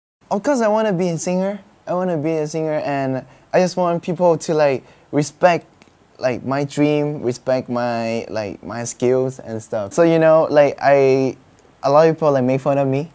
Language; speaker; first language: English; non-native, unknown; Thai